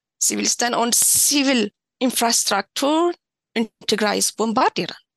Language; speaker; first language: German; non-native, learner; Tigrinya